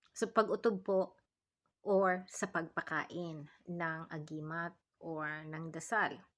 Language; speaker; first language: Filipino; non-native, local second language; Bikol